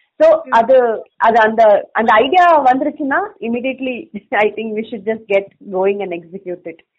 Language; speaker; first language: English; non-native, local second language; Tamil